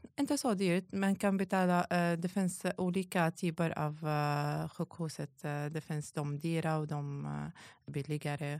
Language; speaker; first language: Swedish; non-native, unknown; Arabic